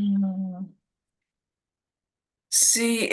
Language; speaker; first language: Spanish; non-native, fluent; Japanese